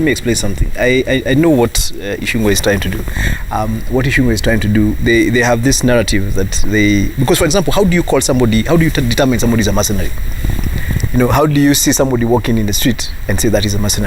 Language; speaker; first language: English; non-native, local second language; Kikuyu